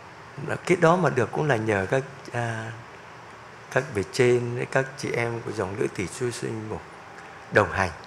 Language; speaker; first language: Vietnamese; native; Vietnamese